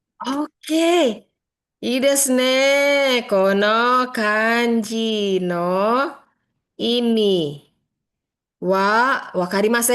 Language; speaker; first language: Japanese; non-native, fluent; Indonesian